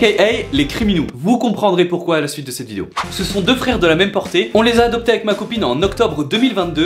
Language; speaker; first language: French; native; French